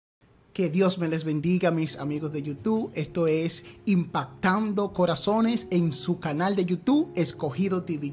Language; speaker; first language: Spanish; native; Spanish